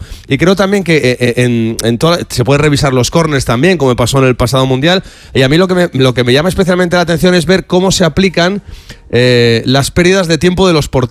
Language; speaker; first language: Spanish; native; Spanish